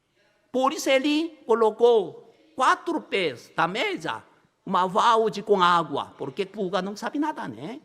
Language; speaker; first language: Portuguese; non-native, learner; Korean